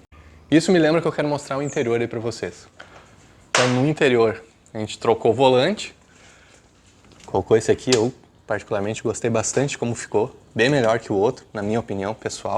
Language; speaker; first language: Portuguese; native; Portuguese